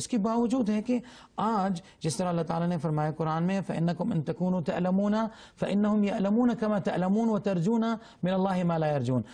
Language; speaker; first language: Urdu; non-native, fluent; Arabic